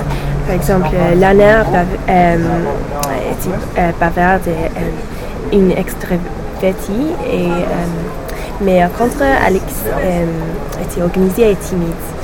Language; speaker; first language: French; non-native, learner; English